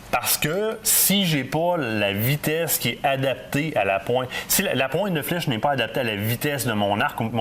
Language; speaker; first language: French; native; French